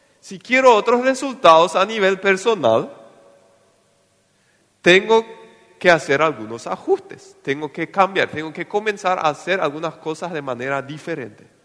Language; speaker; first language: Spanish; non-native, local second language; Plautdietsch